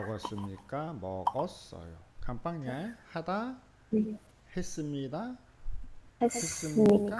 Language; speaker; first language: Korean; native; Korean